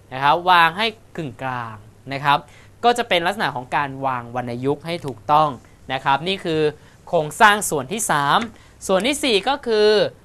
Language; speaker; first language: Thai; native; Thai